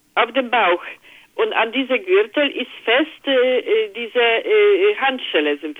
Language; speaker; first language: German; non-native, learner; Polish